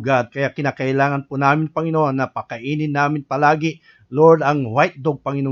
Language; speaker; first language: Filipino; native; Filipino